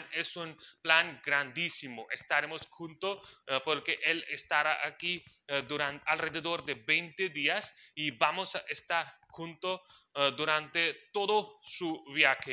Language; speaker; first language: Spanish; non-native, fluent; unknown